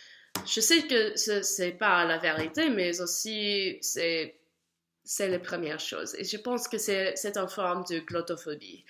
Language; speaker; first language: French; non-native, learner; English